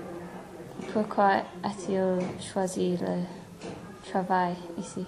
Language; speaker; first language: French; non-native, learner; English